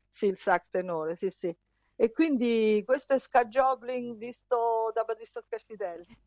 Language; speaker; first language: Italian; native; Italian